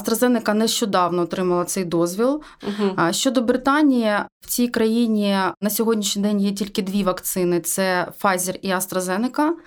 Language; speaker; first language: Ukrainian; native; Ukrainian